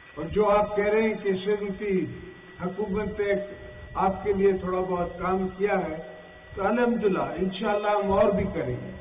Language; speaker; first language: Urdu; non-native, local second language; Saraiki